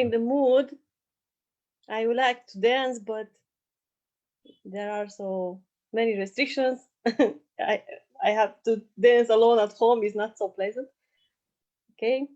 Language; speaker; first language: English; non-native, learner; Romanian